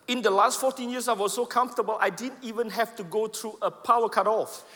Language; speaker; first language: English; non-native, fluent; Indonesian